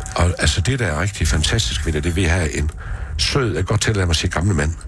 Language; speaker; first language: Danish; native; Danish